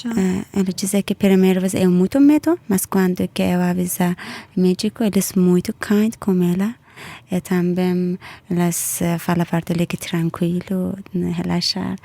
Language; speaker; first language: Portuguese; non-native, learner; Persian